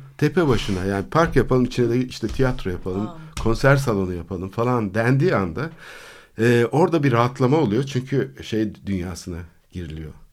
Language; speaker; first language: Turkish; native; Turkish